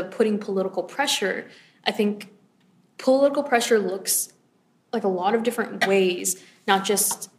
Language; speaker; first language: English; native; English